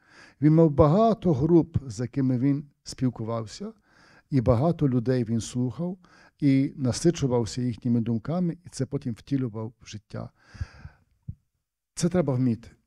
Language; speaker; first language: Ukrainian; native; Ukrainian